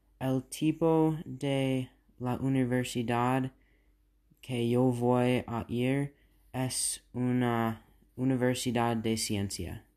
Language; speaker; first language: Spanish; non-native, learner; English